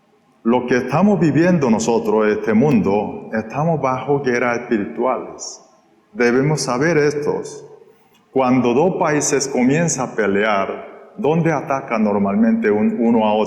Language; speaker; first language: Spanish; non-native, fluent; Korean